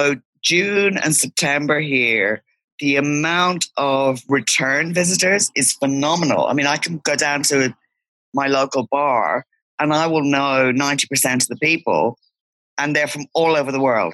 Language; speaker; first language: English; native; English